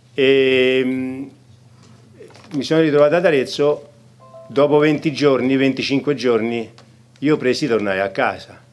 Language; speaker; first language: Italian; native; Italian